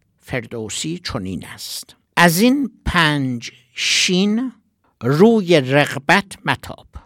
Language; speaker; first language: Persian; non-native, local second language; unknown